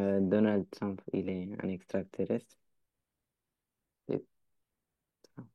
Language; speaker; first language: French; non-native, learner; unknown